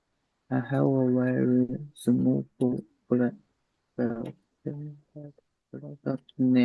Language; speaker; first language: English; non-native, learner; Chinese